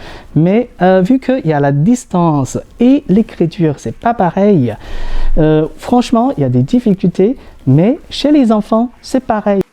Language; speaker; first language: French; non-native, fluent; Chinese